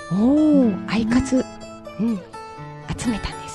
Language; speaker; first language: Japanese; native; Japanese